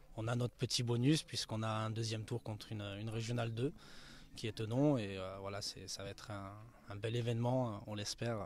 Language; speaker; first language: French; native; French